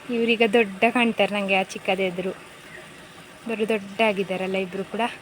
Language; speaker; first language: Kannada; non-native, local second language; Konkani